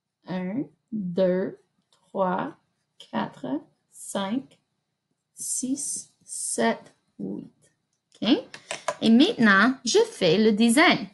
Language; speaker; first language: French; non-native, fluent; English